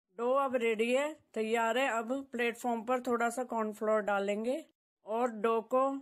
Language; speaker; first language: Hindi; native; Hindi